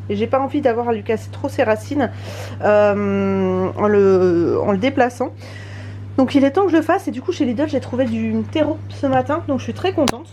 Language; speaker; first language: French; native; French